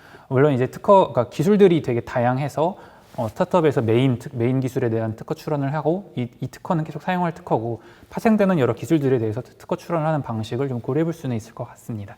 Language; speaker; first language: Korean; native; Korean